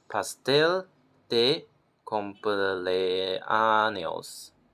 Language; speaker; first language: Spanish; non-native, learner; Chinese